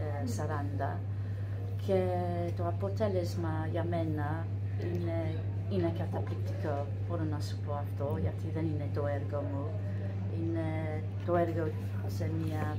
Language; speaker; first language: Greek; non-native, learner; English